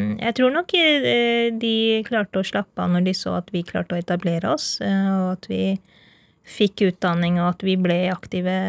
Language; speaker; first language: Norwegian; early bilingual, other home language; Urdu